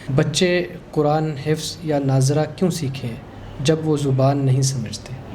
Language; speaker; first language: Urdu; native; Urdu